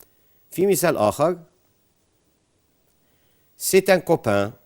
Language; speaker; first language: French; non-native, fluent; Arabic